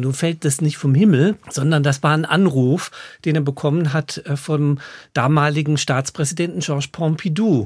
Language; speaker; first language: German; native; German